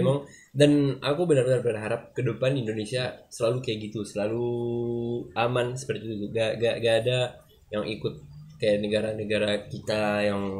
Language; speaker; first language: Indonesian; non-native, learner; French